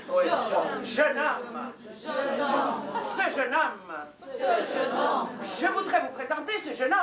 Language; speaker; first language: French; non-native, learner; Russian